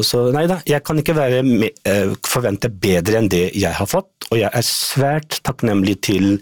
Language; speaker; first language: Norwegian; non-native, fluent; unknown